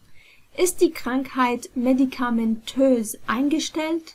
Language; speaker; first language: German; non-native, fluent; Arabic